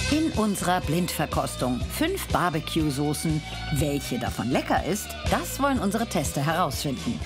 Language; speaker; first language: German; native; German